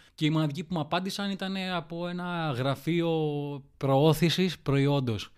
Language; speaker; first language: Greek; native; Greek